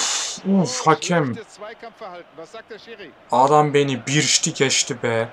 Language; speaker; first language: Turkish; native; Turkish